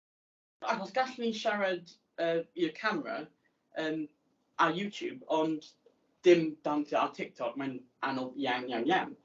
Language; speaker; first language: Welsh; non-native, learner; English